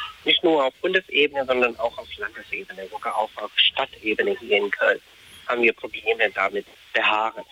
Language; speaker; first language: German; non-native, fluent; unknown